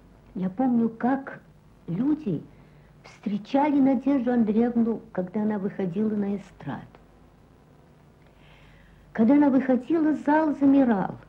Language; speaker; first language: Russian; native; Russian